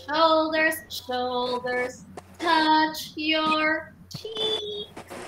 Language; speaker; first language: English; non-native, fluent; Chinese